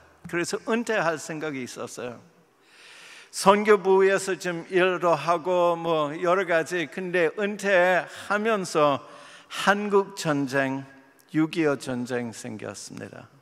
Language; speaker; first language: Korean; non-native, fluent; English